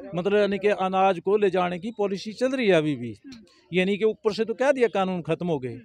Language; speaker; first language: Hindi; native; Hindi